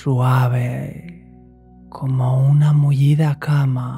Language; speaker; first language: Spanish; native; Spanish